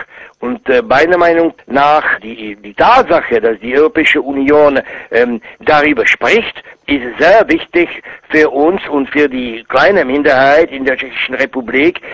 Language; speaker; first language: German; non-native, fluent; Czech